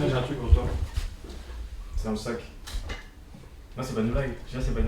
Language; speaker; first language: French; native; French